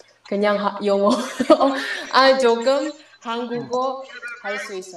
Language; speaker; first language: Korean; non-native, learner; Indonesian